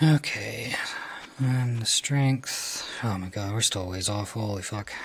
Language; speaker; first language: English; native; English